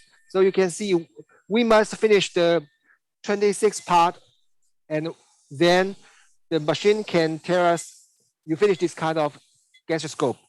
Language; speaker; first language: English; non-native, learner; Chinese